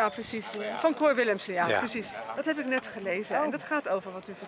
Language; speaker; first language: Dutch; native; Dutch